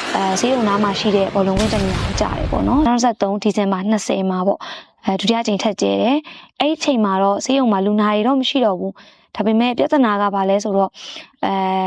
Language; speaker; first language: Burmese; native; Burmese